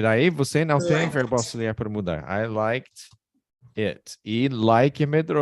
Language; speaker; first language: Portuguese; non-native, fluent; English